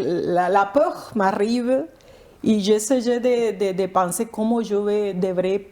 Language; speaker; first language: French; non-native, fluent; Spanish